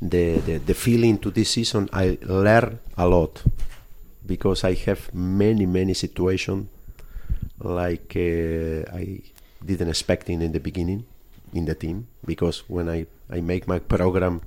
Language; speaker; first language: English; non-native, fluent; Spanish